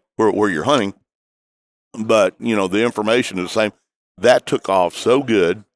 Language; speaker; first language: English; native; English